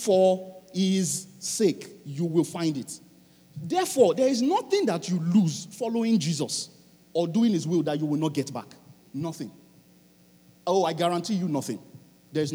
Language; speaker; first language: English; non-native, local second language; Yoruba